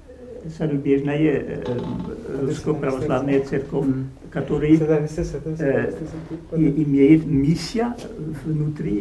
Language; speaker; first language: Russian; non-native, learner; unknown